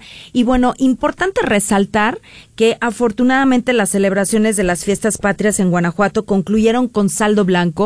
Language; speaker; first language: Spanish; native; Spanish